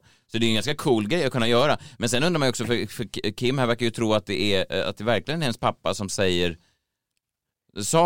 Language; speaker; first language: Swedish; native; Swedish